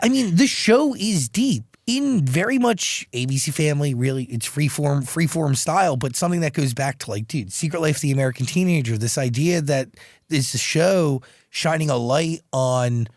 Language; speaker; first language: English; native; English